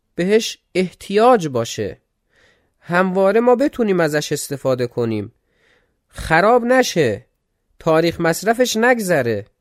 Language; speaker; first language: Persian; non-native, local second language; Azerbaijani